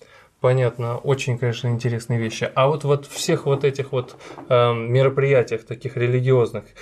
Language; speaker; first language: Russian; native; Russian